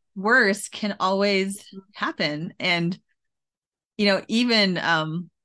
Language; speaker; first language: English; native; English